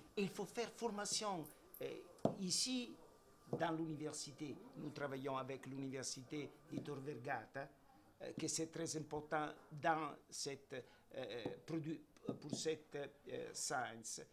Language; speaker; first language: French; non-native, learner; Italian